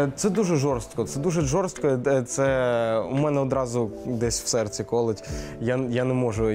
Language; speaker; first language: Ukrainian; non-native, local second language; Russian